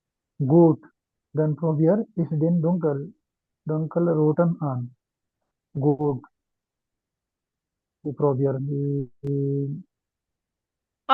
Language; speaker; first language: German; non-native, learner; Urdu